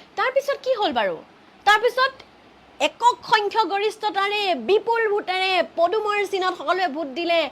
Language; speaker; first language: Assamese; native; Assamese